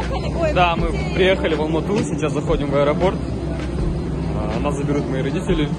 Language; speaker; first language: Russian; native; Russian